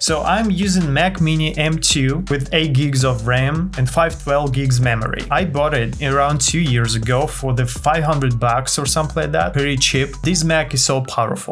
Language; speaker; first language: English; non-native, fluent; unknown